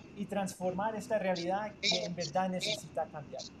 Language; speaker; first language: Spanish; native; Spanish